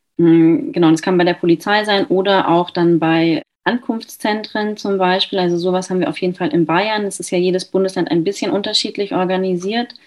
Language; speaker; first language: German; native; German